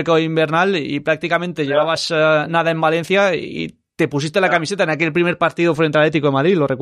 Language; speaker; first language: Spanish; native; Spanish